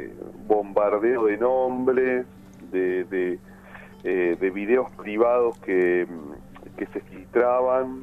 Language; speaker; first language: Spanish; native; Spanish